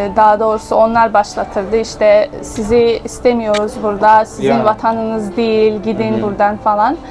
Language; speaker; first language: Turkish; early bilingual, heritage; Russian